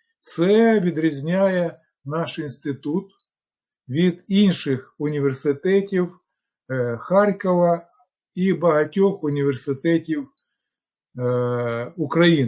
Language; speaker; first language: Ukrainian; non-native, local second language; Russian